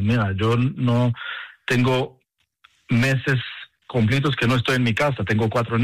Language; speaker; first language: Spanish; non-native, fluent; Hebrew